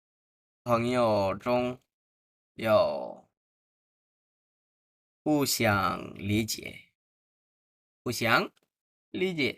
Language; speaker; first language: Chinese; non-native, fluent; Bangla